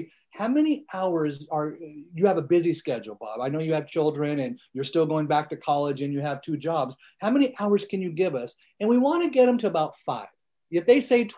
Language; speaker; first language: English; early bilingual, other home language; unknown